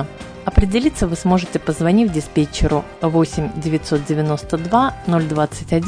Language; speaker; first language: Russian; native; Russian